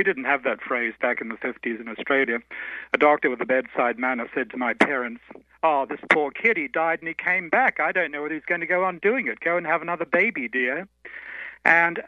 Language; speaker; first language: English; native; English